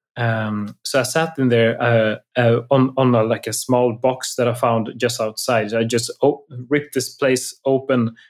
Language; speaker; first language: English; non-native, fluent; Swedish